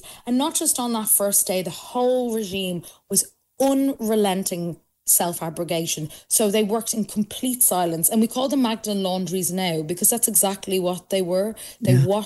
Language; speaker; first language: English; native; English